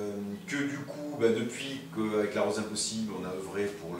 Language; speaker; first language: French; native; French